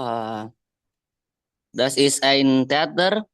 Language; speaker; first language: German; non-native, learner; Indonesian